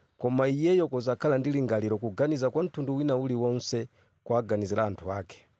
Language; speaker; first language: Nyanja; non-native, local second language; Yao